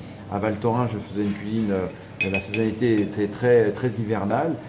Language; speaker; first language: French; native; French